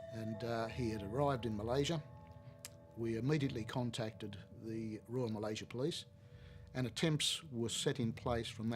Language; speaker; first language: English; native; English